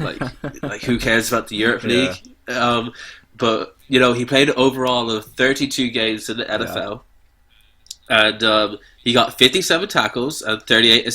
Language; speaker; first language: English; native; English